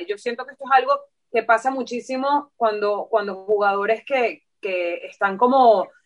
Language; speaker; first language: Spanish; native; Spanish